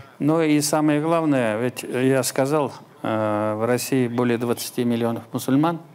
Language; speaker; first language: Russian; non-native, local second language; Tatar